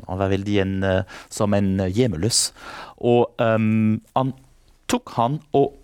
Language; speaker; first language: Norwegian; non-native, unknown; French